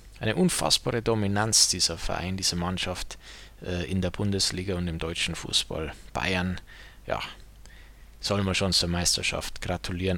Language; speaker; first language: German; native; German